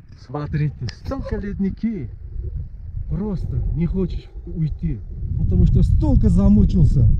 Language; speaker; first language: Russian; non-native, fluent; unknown